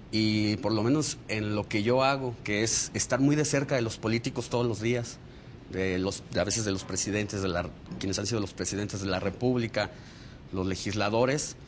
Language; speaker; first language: Spanish; native; Spanish